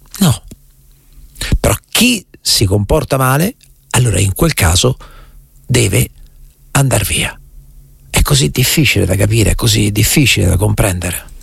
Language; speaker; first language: Italian; native; Italian